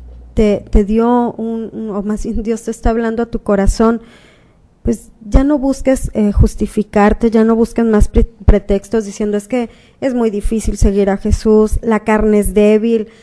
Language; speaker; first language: Spanish; native; Spanish